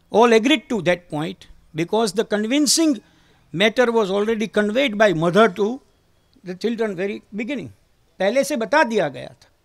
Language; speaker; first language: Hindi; non-native, local second language; Gujarati